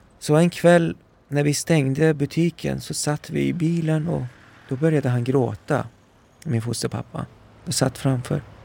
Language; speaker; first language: Swedish; early bilingual, other home language; Persian